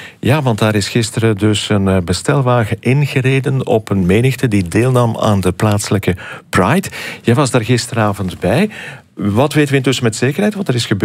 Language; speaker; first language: Dutch; native; Dutch